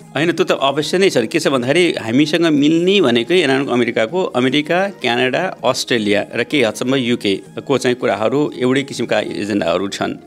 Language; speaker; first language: Nepali; native; Nepali